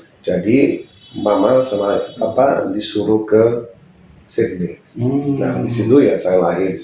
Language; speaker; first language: Indonesian; non-native, fluent; English